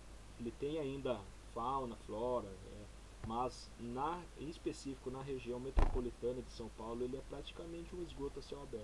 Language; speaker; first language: Portuguese; native; Portuguese